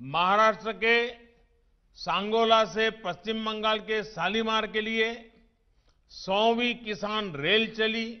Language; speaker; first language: Hindi; non-native, local second language; Gujarati